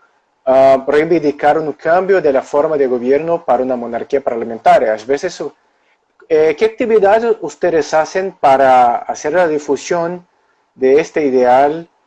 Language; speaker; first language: Spanish; non-native, local second language; Portuguese